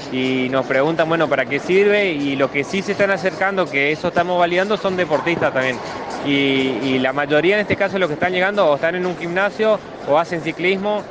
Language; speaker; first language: Spanish; native; Spanish